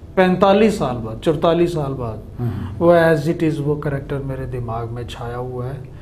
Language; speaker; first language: Hindi; native; Hindi